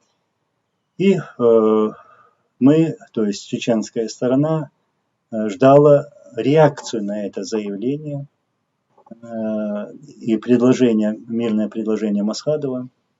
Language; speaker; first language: Russian; non-native, local second language; Chechen